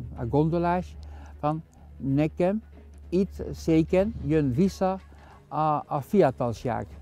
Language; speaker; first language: Hungarian; non-native, learner; Dutch